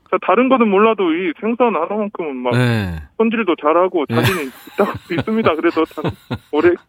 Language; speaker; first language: Korean; native; Korean